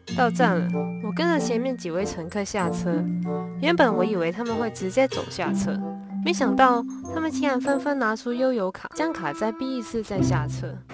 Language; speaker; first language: Chinese; non-native, local second language; Cantonese